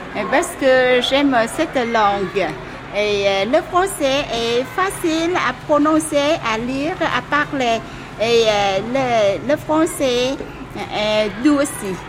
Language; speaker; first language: French; non-native, fluent; Vietnamese